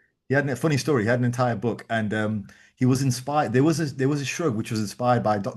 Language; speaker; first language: English; native; English